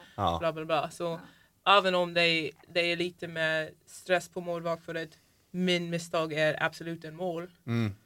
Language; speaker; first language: Swedish; non-native, fluent; English